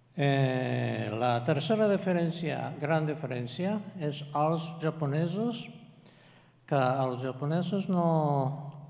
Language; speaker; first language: Catalan; non-native, fluent; Japanese